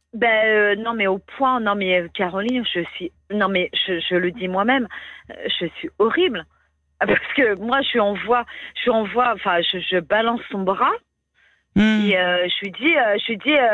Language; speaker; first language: French; native; French